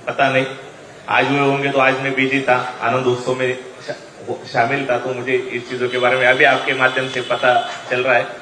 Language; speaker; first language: Hindi; non-native, local second language; Marathi